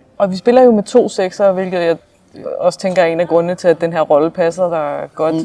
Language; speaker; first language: Danish; native; Danish